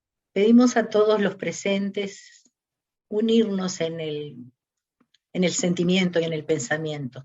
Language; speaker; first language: Spanish; native; Spanish